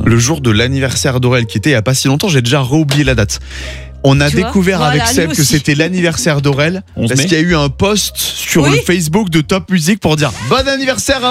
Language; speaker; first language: French; native; French